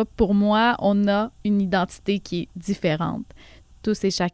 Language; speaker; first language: French; native; French